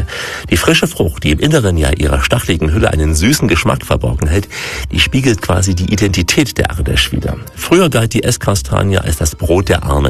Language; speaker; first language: German; native; German